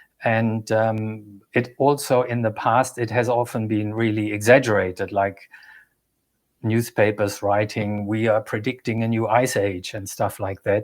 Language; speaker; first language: English; non-native, fluent; German